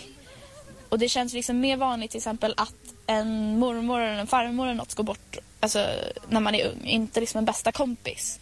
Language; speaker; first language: Swedish; native; Swedish